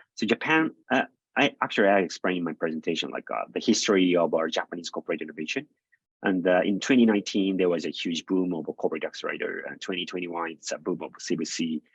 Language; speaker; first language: English; non-native, fluent; Japanese